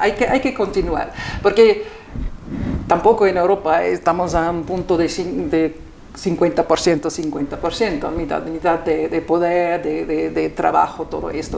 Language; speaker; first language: Spanish; non-native, fluent; German